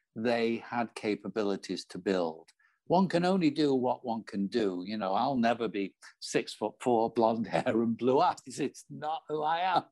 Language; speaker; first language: English; native; English